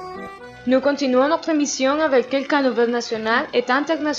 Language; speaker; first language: French; non-native, learner; Spanish